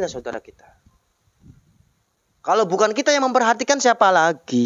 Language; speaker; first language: Indonesian; native; Indonesian